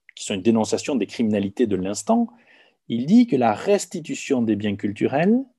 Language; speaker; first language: French; native; French